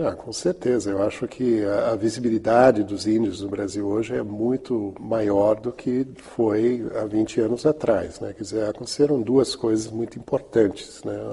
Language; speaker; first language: Portuguese; non-native, fluent; English